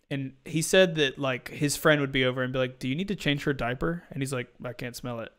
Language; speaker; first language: English; native; English